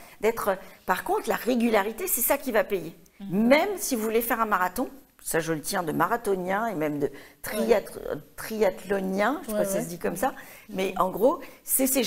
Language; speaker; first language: French; native; French